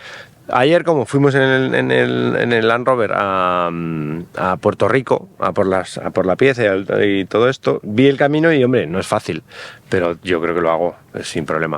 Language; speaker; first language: Spanish; native; Spanish